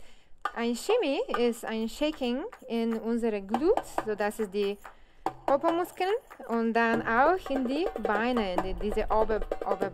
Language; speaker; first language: German; non-native, learner; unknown